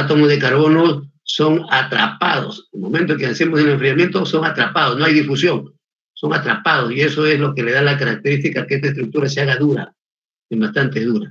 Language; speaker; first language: Spanish; native; Spanish